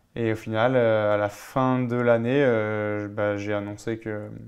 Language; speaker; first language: French; native; French